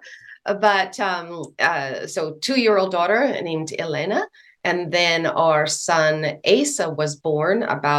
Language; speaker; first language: English; native; English